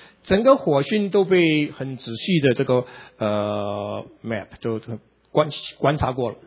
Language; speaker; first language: Chinese; native; Chinese